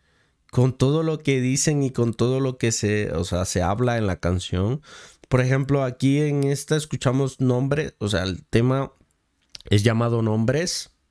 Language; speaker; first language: Spanish; native; Spanish